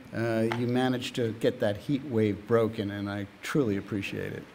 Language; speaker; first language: English; native; English